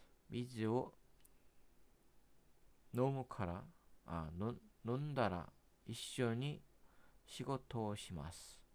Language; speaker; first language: Japanese; non-native, learner; Korean